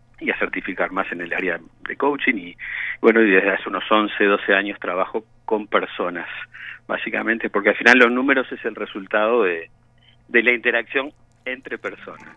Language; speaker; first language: Spanish; native; Spanish